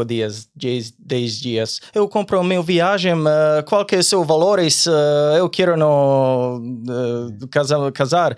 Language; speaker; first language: Portuguese; non-native, fluent; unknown